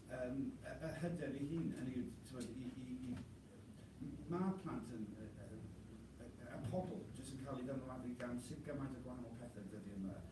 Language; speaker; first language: Welsh; non-native, fluent; English